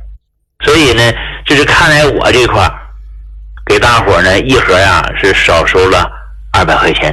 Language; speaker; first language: Chinese; native; Chinese